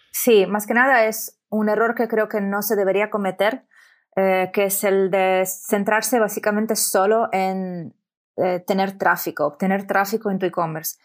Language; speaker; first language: Spanish; non-native, fluent; Italian